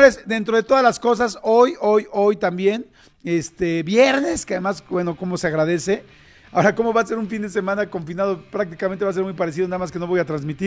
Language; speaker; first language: Spanish; native; Spanish